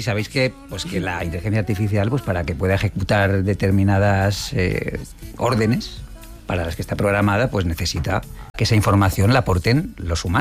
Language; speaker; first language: Spanish; native; Spanish